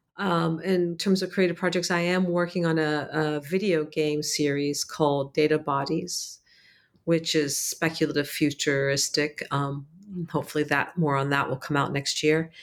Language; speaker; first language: English; early bilingual, other home language; Arabic